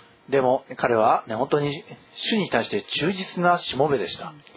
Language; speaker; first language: Japanese; native; Japanese